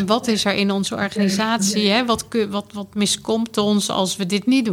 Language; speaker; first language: Dutch; native; Dutch